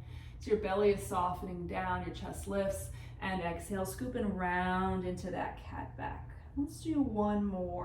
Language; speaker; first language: English; native; English